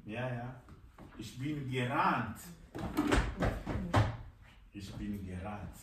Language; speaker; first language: German; non-native, fluent; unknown